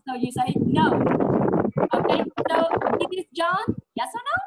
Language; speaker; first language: English; non-native, fluent; Vietnamese